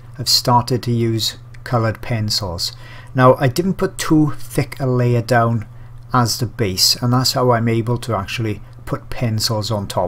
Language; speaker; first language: English; native; English